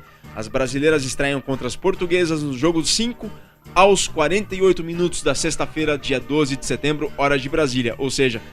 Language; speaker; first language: Portuguese; native; Portuguese